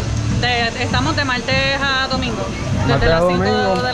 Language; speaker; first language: Spanish; native; Spanish